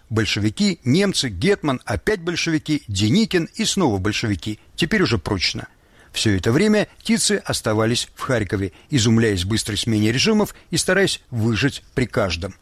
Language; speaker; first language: Russian; native; Russian